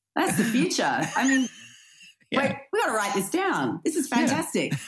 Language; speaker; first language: English; native; English